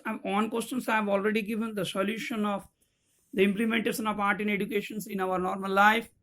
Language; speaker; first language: English; non-native, local second language; Bangla